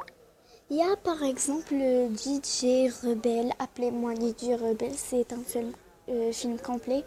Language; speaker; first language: French; non-native, learner; Arabic